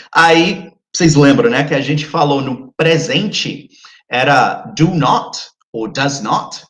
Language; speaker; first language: Portuguese; non-native, fluent; English